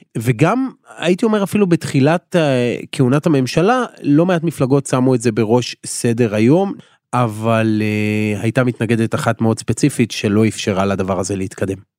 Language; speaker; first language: Hebrew; native; Hebrew